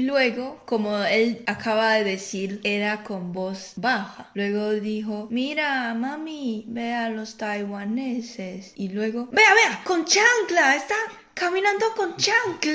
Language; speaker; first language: Spanish; non-native, fluent; Chinese